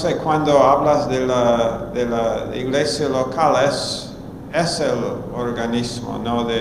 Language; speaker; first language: Spanish; non-native, fluent; English